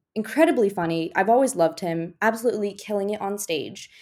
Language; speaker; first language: English; native; English